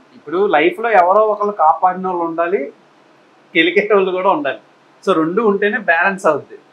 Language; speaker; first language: Telugu; native; Telugu